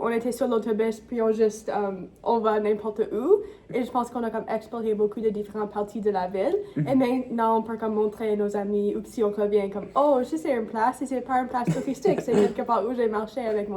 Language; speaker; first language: French; non-native, local second language; English